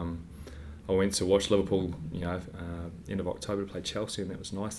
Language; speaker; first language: English; native; English